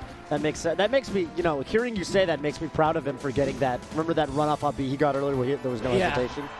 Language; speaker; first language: English; native; English